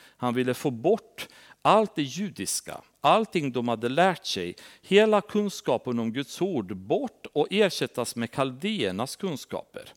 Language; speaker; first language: Swedish; non-native, fluent; Romanian